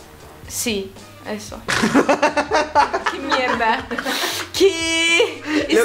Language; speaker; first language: Spanish; non-native, fluent; Romanian